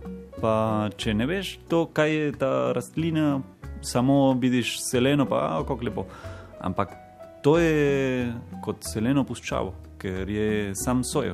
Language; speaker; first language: Slovenian; non-native, learner; Spanish